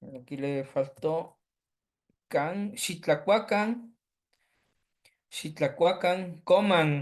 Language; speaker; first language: Spanish; native; Spanish